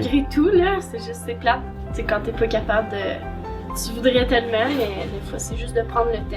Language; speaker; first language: French; native; French